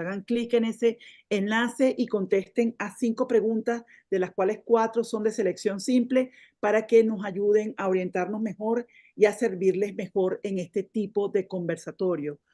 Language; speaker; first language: Spanish; native; Spanish